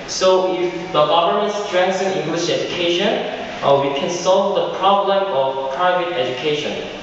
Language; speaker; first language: English; non-native, fluent; Korean